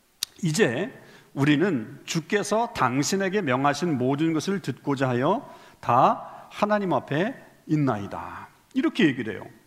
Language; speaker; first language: Korean; native; Korean